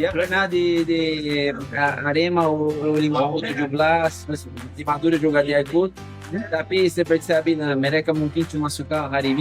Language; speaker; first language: Indonesian; non-native, fluent; Portuguese